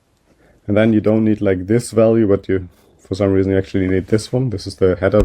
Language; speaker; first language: English; non-native, fluent; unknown